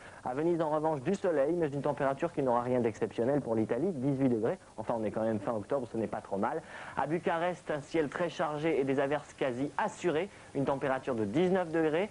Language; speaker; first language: French; native; French